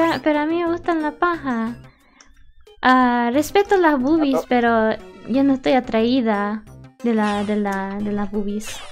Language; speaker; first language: Spanish; early bilingual, heritage; Spanish